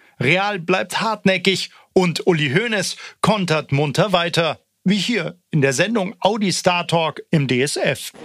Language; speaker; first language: German; native; German